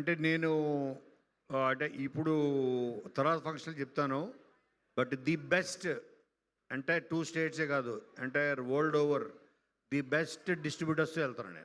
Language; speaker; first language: Telugu; native; Telugu